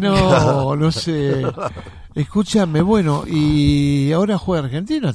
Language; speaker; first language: Spanish; native; Spanish